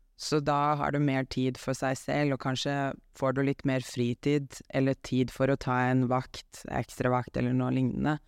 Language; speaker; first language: Norwegian; non-native, fluent; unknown